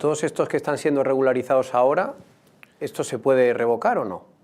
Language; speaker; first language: Spanish; native; Spanish